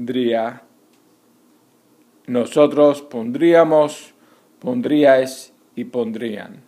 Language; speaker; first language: Spanish; non-native, fluent; English